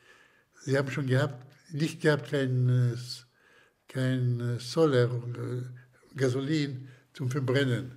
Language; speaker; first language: German; non-native, fluent; Slovak